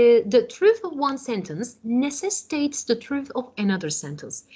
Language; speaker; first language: English; non-native, fluent; Turkish